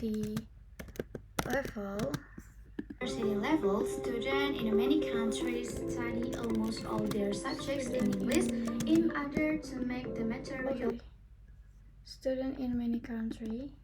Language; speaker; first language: English; non-native, learner; Indonesian